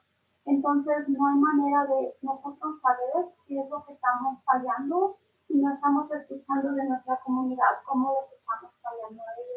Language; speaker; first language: Spanish; early bilingual, other home language; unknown